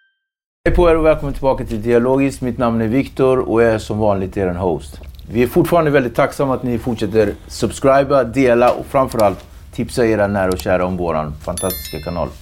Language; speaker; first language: Swedish; native; Swedish